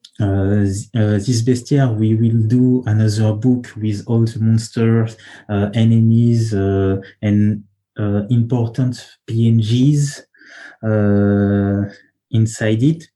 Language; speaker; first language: English; non-native, learner; French